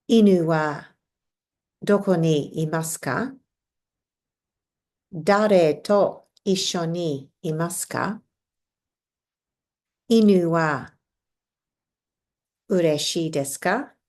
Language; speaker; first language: Japanese; non-native, fluent; English